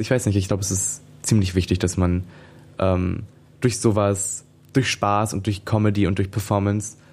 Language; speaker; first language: German; native; German